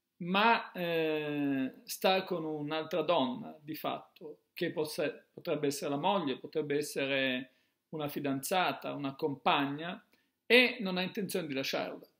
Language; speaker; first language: Italian; native; Italian